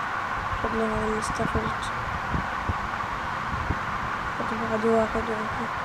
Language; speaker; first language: Arabic; native; Arabic